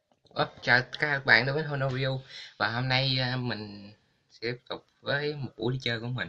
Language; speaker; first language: Vietnamese; early bilingual, heritage; Vietnamese